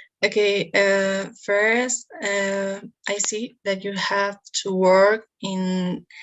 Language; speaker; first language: English; non-native, learner; Spanish